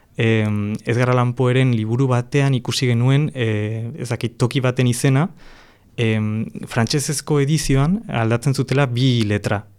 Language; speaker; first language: Basque; non-native, fluent; Catalan